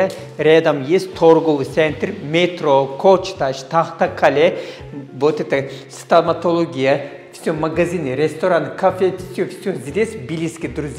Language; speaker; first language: Russian; non-native, learner; Turkish